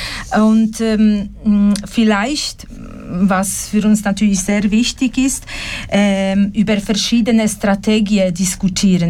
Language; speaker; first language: German; non-native, fluent; Polish